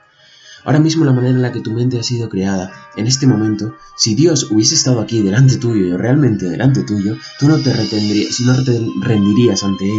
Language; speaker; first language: Spanish; native; Spanish